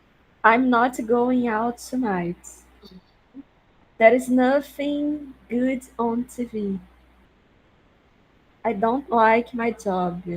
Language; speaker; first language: English; non-native, learner; Portuguese